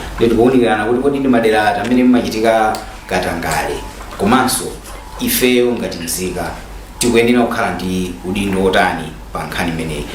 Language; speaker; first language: Nyanja; native; Nyanja